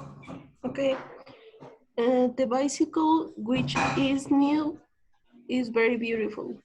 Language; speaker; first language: English; non-native, learner; Spanish